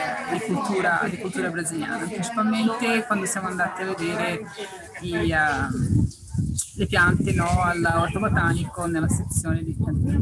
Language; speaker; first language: Italian; non-native, fluent; Portuguese